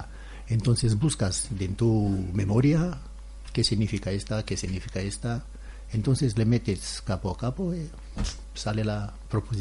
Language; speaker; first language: Spanish; non-native, learner; Romanian